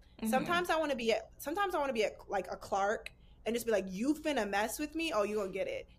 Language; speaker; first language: English; native; English